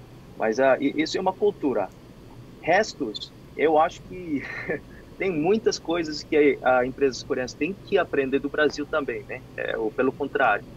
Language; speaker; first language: Portuguese; non-native, fluent; Korean